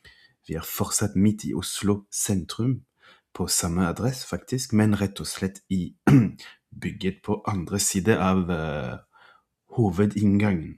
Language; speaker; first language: Norwegian; non-native, fluent; French